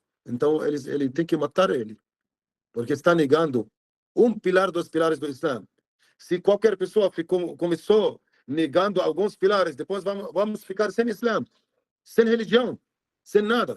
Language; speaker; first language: Portuguese; non-native, fluent; Arabic